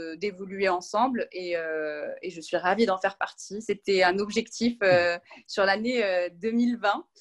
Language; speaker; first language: French; non-native, local second language; Arabic